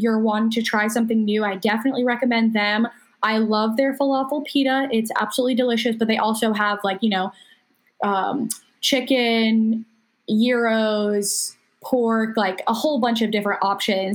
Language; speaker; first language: English; native; English